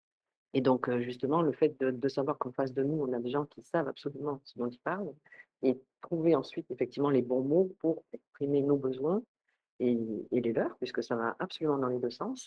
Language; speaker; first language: French; native; French